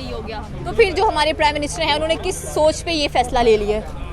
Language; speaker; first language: Urdu; native; Urdu